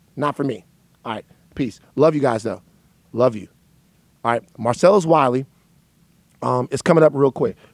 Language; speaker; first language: English; native; English